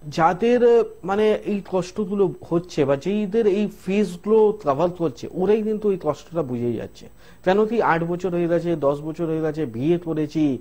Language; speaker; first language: Bangla; non-native, local second language; Hindi